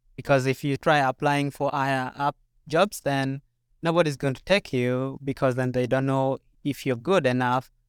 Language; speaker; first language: English; non-native, local second language; Ganda